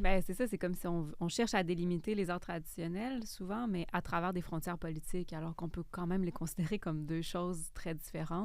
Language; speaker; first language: French; native; French